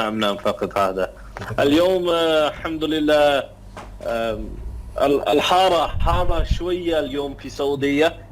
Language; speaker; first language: Arabic; non-native, learner; English